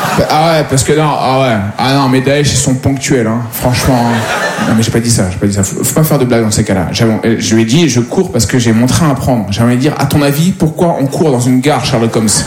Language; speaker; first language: French; native; French